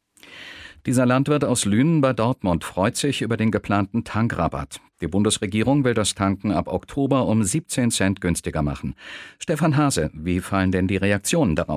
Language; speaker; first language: German; native; German